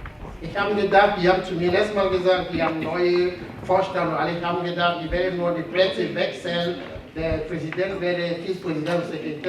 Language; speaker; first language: German; non-native, fluent; French